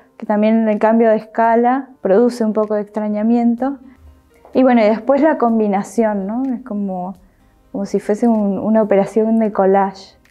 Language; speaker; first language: Spanish; native; Spanish